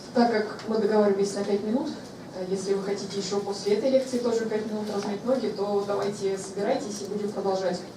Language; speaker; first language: Russian; native; Russian